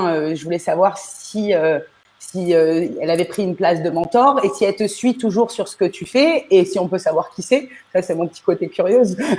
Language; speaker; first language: French; native; French